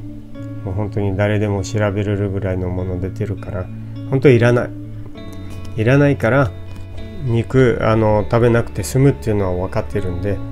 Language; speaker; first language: Japanese; non-native, fluent; Portuguese